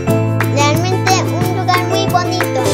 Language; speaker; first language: Spanish; early bilingual, heritage; Spanish